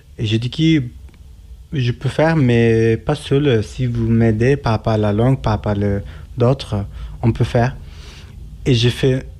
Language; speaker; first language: French; non-native, learner; Kurdish